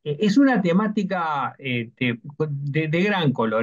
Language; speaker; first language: Spanish; native; Spanish